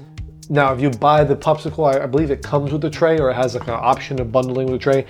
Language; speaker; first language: English; native; English